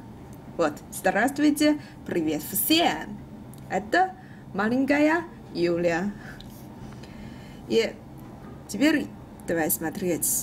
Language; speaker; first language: Russian; non-native, learner; Chinese